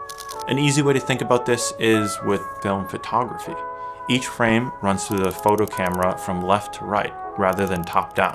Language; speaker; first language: English; native; English